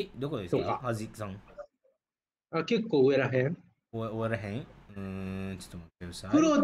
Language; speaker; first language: Japanese; non-native, fluent; Malay